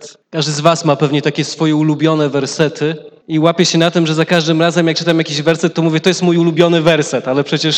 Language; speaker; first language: Polish; native; Polish